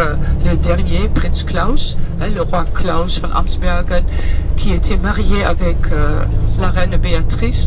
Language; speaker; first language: French; early bilingual, heritage; Dutch